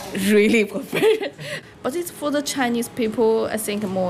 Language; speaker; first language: English; non-native, learner; Chinese